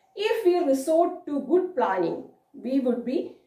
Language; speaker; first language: English; non-native, local second language; Malayalam